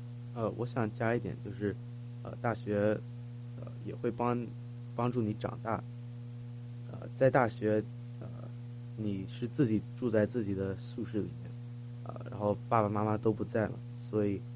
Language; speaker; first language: Chinese; early bilingual, heritage; Chinese